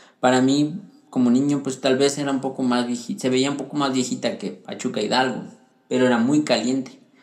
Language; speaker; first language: Spanish; native; Spanish